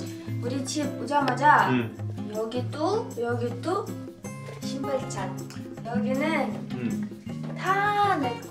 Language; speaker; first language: Korean; non-native, learner; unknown